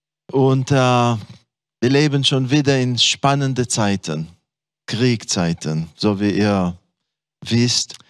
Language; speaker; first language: German; non-native, fluent; Hebrew